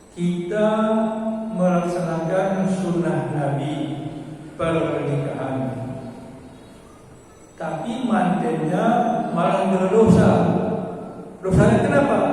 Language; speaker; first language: Indonesian; native; Indonesian